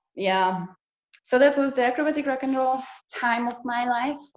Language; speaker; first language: English; non-native, fluent; Hungarian